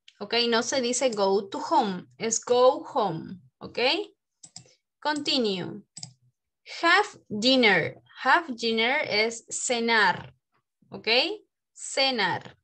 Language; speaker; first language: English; non-native, fluent; Spanish